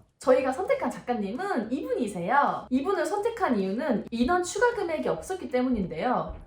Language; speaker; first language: Korean; native; Korean